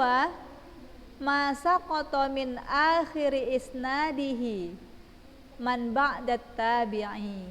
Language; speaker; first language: Arabic; non-native, fluent; Indonesian